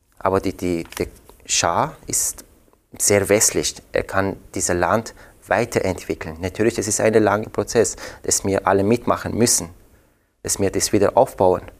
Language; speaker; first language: German; non-native, fluent; Persian